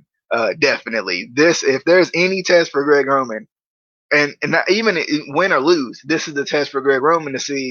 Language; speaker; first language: English; native; English